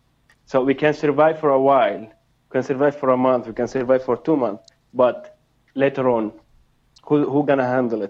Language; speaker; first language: English; non-native, fluent; Arabic